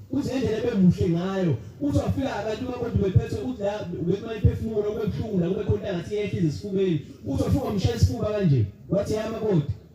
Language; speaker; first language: Zulu; native; Zulu